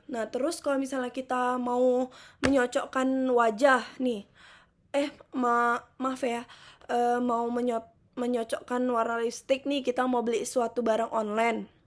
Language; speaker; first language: Indonesian; native; Indonesian